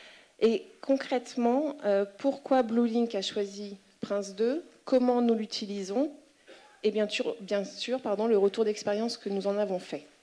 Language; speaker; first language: French; native; French